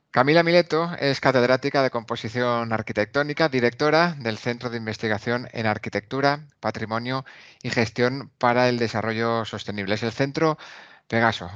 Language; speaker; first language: Spanish; native; Spanish